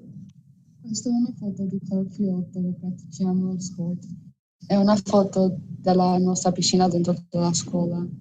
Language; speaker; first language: Italian; non-native, learner; English